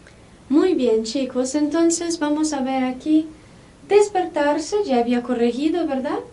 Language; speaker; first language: Spanish; non-native, fluent; Portuguese